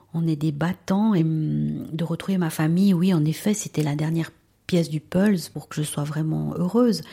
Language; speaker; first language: French; early bilingual, other home language; Spanish